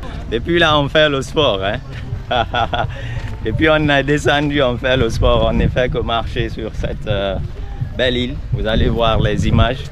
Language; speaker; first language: French; non-native, local second language; Susu